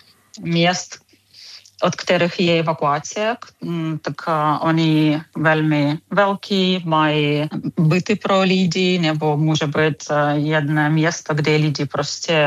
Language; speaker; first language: Czech; non-native, fluent; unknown